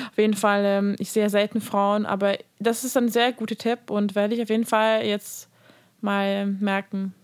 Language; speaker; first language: German; non-native, fluent; Hungarian